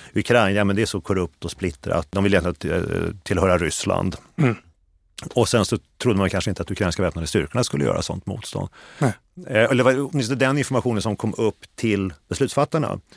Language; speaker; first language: Swedish; native; Swedish